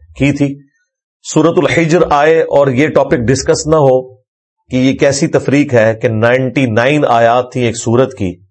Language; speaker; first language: Urdu; non-native, local second language; Punjabi